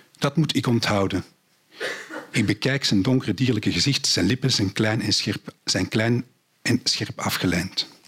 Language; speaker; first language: Dutch; native; Dutch